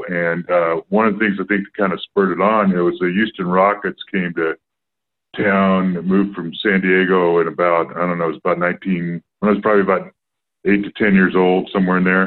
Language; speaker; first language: English; native; English